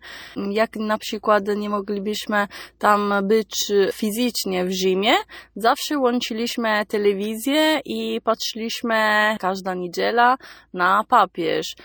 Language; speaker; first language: Polish; non-native, fluent; Italian